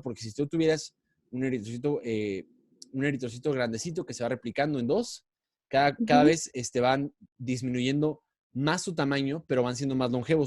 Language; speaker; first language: Spanish; native; Spanish